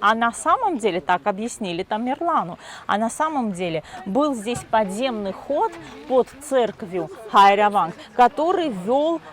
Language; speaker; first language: Russian; native; Russian